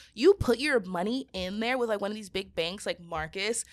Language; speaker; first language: English; native; English